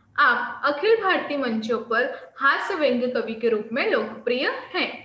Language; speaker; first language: Hindi; non-native, local second language; Marathi